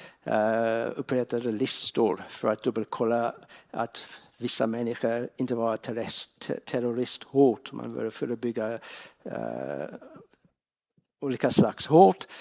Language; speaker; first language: Swedish; non-native, fluent; English